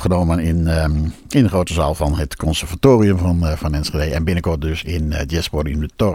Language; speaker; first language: Dutch; native; Dutch